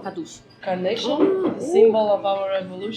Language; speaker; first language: English; non-native, fluent; Portuguese